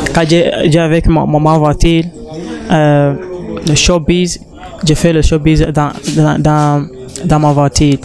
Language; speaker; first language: French; non-native, learner; Rundi